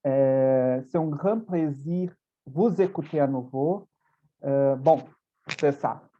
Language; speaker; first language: French; non-native, fluent; Portuguese